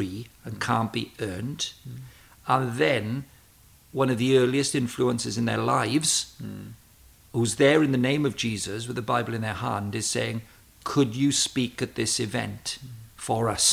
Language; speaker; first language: English; native; English